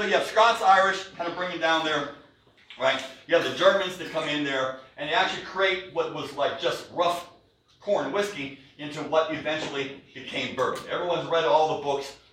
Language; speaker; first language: English; native; English